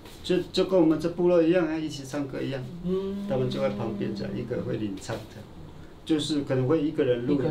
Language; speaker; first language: Chinese; native; Chinese